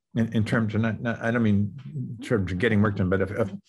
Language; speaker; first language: English; native; English